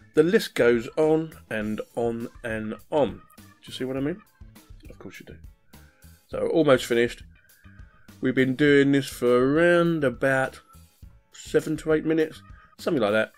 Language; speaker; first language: English; native; English